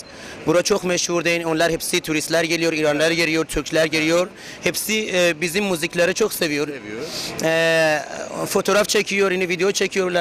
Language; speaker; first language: Turkish; non-native, learner; Persian